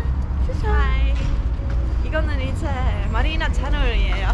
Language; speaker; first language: Korean; non-native, fluent; Estonian